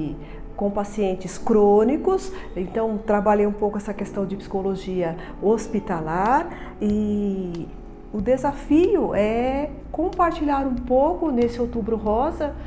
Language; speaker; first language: Portuguese; native; Portuguese